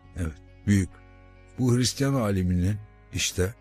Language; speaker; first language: Turkish; native; Turkish